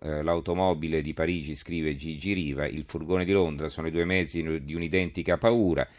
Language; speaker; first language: Italian; native; Italian